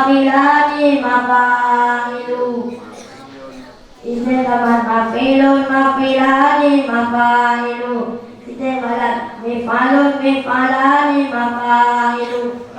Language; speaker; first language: Arabic; non-native, learner; Achinese